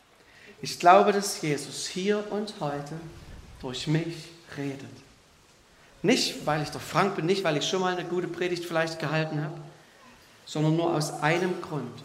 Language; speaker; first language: German; native; German